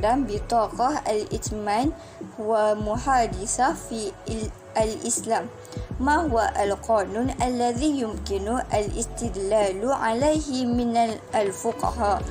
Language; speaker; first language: Arabic; non-native, learner; Malay